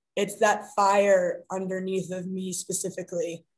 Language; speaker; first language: English; native; English